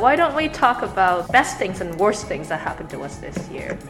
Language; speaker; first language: English; native; English